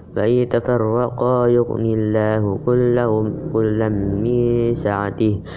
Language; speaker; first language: Arabic; non-native, learner; Indonesian